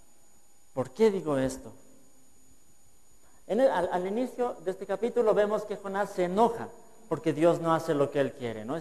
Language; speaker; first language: Spanish; native; Spanish